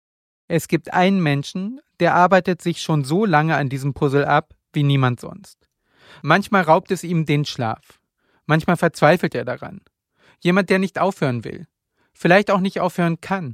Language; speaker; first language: German; native; German